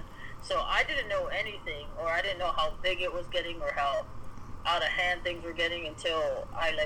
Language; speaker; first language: English; native; English